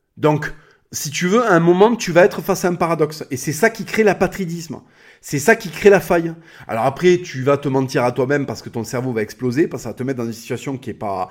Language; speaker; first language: French; native; French